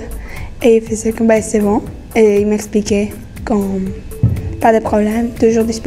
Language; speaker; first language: French; non-native, fluent; Spanish